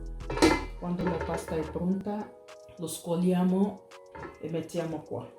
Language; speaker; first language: Italian; non-native, learner; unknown